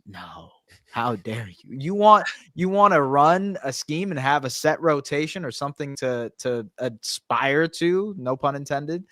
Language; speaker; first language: English; native; English